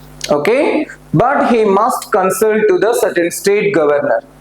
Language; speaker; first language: English; non-native, local second language; Telugu